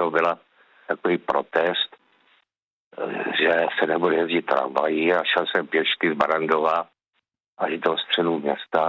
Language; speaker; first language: Czech; native; Czech